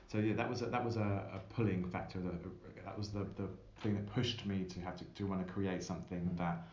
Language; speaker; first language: English; native; English